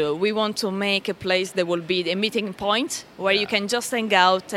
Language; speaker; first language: English; non-native, fluent; Italian